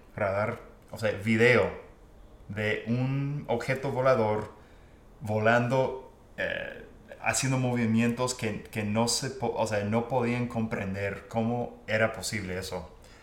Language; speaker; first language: Spanish; non-native, fluent; English